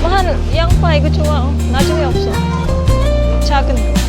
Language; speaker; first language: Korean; non-native, learner; Filipino